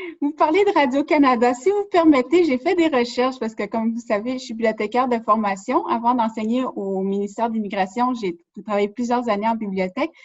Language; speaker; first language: French; native; French